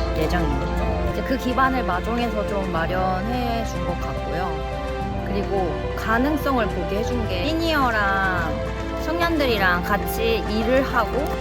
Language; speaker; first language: Korean; native; Korean